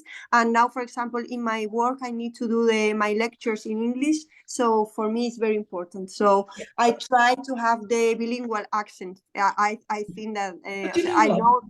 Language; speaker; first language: English; early bilingual, heritage; Spanish